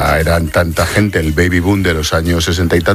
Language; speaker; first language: Spanish; native; Spanish